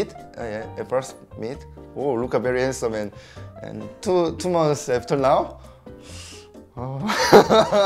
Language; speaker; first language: English; non-native, learner; Korean